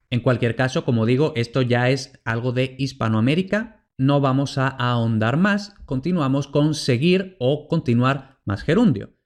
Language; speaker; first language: Spanish; native; Spanish